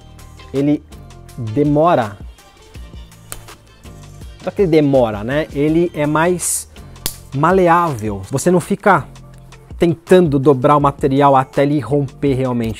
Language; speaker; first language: Portuguese; native; Portuguese